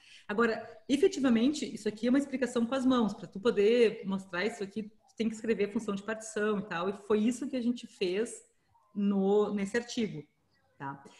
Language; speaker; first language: Portuguese; native; Portuguese